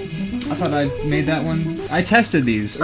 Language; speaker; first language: English; native; English